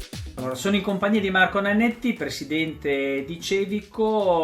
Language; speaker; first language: Italian; native; Italian